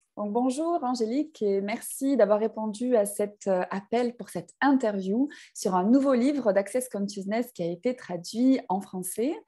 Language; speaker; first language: French; native; French